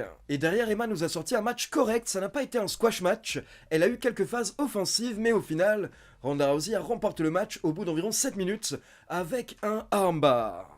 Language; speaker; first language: French; native; French